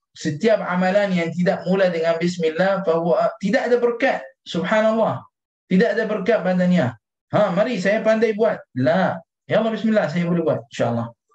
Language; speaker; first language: Malay; non-native, fluent; Arabic